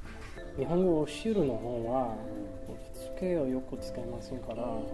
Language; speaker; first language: Japanese; non-native, learner; English